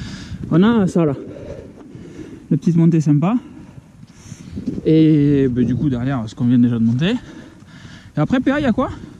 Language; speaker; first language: French; native; French